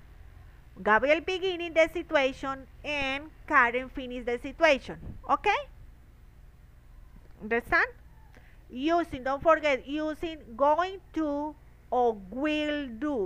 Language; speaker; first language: English; non-native, learner; Spanish